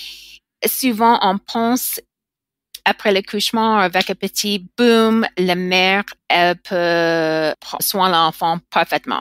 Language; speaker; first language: French; non-native, learner; English